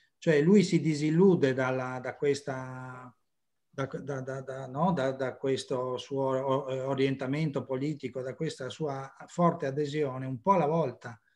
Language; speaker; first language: Italian; native; Italian